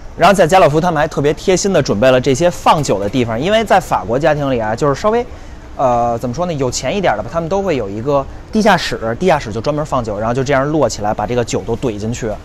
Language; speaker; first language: Chinese; native; Chinese